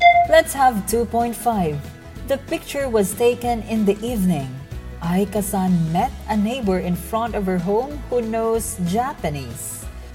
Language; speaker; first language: English; non-native, local second language; Cebuano